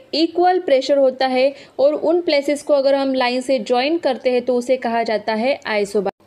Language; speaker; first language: Hindi; non-native, local second language; Marathi